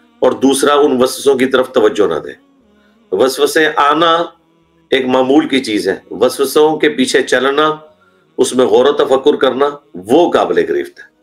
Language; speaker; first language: Urdu; non-native, local second language; Punjabi